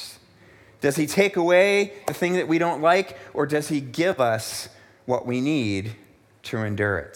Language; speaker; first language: English; native; English